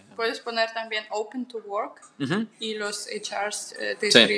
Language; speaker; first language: Spanish; non-native, fluent; Russian